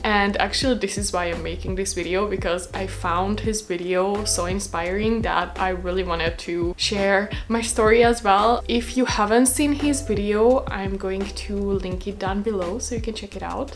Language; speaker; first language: English; non-native, fluent; Hungarian